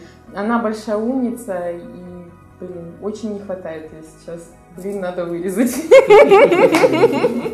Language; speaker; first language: Russian; native; Russian